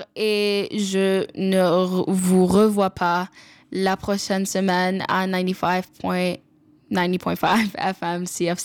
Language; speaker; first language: French; non-native, local second language; English